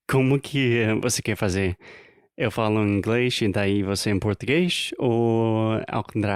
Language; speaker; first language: Portuguese; non-native, fluent; English